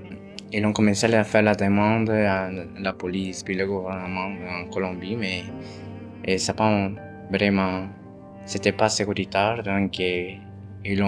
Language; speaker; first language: French; non-native, fluent; Spanish